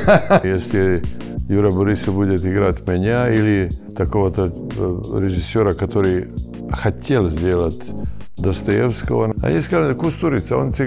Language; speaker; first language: Russian; non-native, learner; Serbian